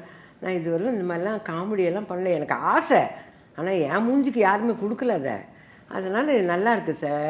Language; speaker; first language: Tamil; native; Tamil